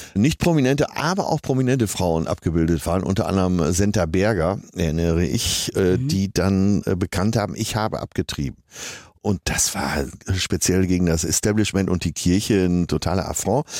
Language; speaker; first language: German; native; German